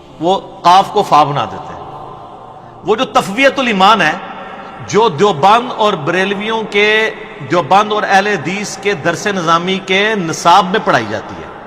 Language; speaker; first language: Urdu; non-native, local second language; Punjabi